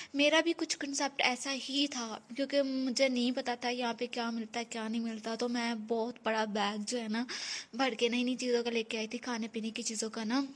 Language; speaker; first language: Urdu; non-native, local second language; Punjabi